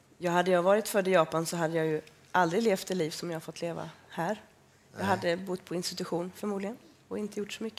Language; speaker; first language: Swedish; native; Swedish